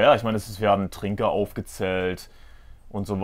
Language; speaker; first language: German; native; German